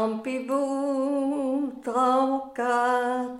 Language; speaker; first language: French; native; French